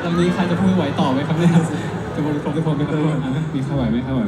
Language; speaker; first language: Thai; native; Thai